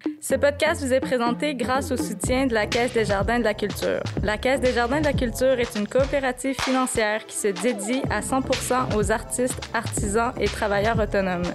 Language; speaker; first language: French; native; French